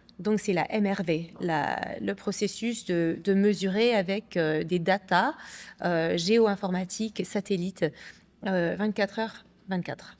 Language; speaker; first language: French; early bilingual, other home language; English